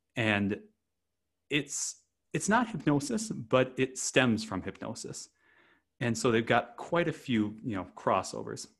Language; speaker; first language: English; native; English